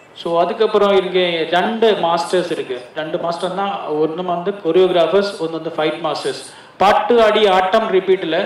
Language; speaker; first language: Tamil; non-native, learner; Malayalam